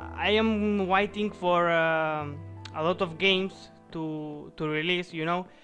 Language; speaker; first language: English; non-native, learner; Bulgarian